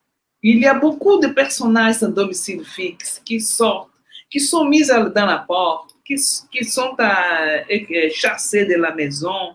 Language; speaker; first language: French; non-native, fluent; Portuguese